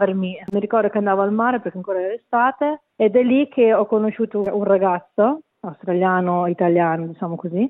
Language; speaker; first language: Italian; native; Italian